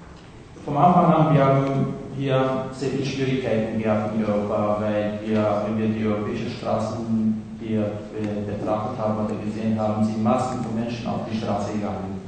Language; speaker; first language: German; non-native, fluent; Kurdish